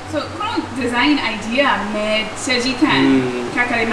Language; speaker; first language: Japanese; non-native, learner; English